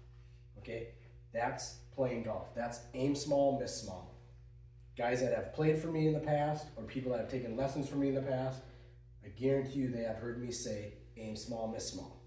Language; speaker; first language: English; native; English